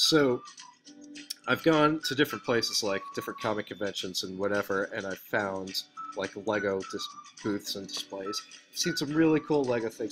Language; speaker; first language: English; native; English